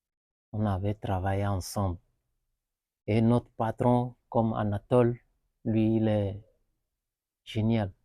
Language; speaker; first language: French; non-native, learner; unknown